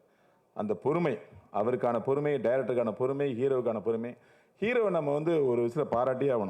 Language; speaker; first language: Tamil; native; Tamil